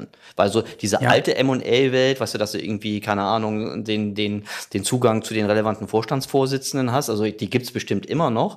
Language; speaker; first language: German; native; German